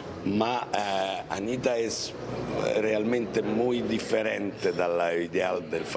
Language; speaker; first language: Spanish; non-native, learner; Italian